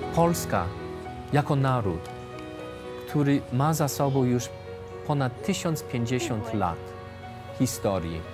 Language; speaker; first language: Polish; early bilingual, heritage; English